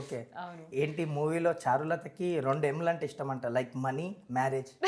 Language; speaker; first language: Telugu; native; Telugu